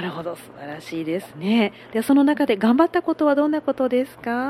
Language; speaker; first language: Japanese; native; Japanese